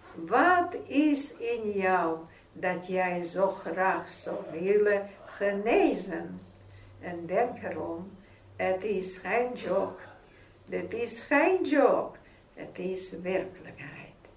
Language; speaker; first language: Dutch; non-native, fluent; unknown